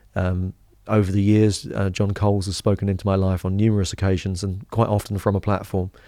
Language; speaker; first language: English; native; English